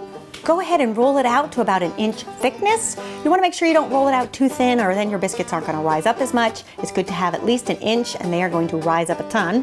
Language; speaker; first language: English; native; English